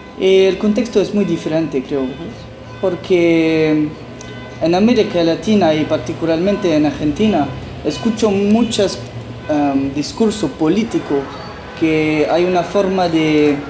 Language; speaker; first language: Spanish; non-native, fluent; French